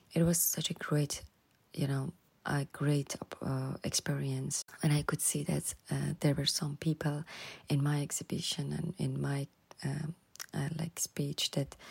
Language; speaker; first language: English; non-native, fluent; Persian